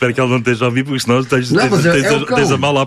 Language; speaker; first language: Portuguese; native; Portuguese